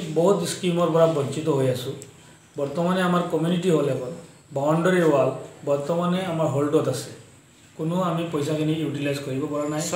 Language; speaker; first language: Assamese; non-native, local second language; Bangla